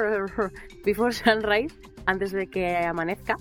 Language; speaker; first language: Spanish; native; Spanish